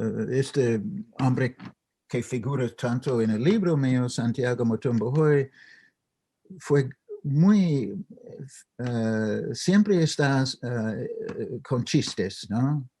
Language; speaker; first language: Spanish; non-native, fluent; English